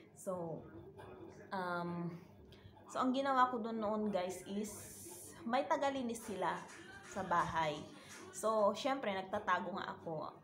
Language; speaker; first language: Filipino; native; Filipino